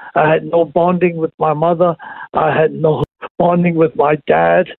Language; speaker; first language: English; non-native, local second language; Cantonese